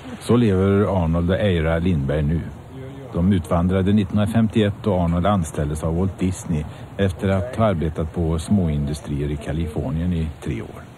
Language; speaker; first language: Swedish; native; Swedish